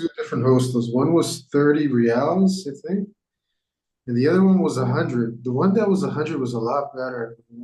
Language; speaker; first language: English; non-native, fluent; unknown